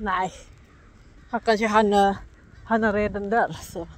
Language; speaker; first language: Swedish; non-native, learner; Filipino